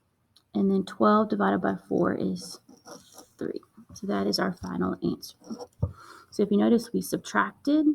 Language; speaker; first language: English; native; English